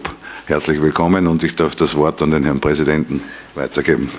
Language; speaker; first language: German; native; German